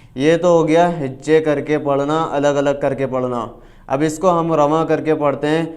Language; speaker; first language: Urdu; native; Urdu